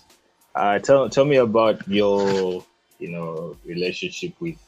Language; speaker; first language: English; non-native, local second language; Ganda